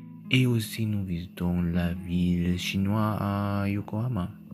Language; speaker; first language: French; non-native, learner; German